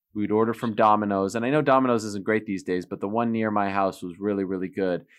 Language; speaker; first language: English; non-native, fluent; French